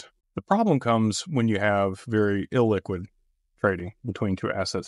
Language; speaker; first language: English; native; English